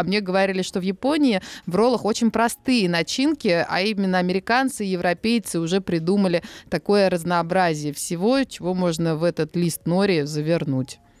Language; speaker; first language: Russian; native; Russian